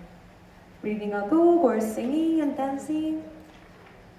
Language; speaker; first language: English; non-native, learner; Korean